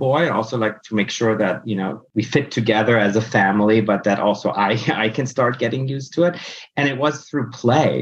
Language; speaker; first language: English; non-native, fluent; German